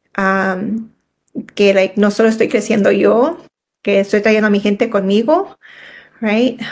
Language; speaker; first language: Spanish; early bilingual, heritage; Spanish